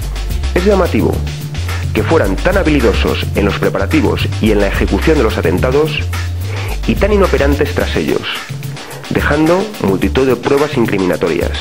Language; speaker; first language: Spanish; native; Spanish